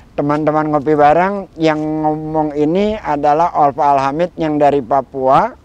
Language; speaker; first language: Indonesian; native; Indonesian